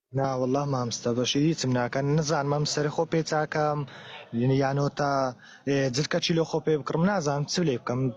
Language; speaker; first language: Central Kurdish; non-native, local second language; Kurdish